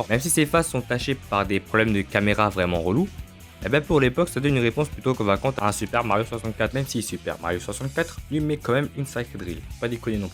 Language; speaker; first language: French; native; French